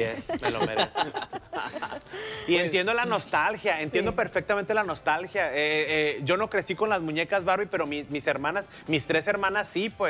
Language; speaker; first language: Spanish; native; Spanish